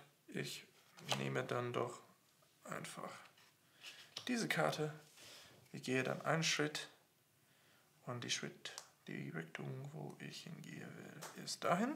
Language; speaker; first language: German; non-native, fluent; English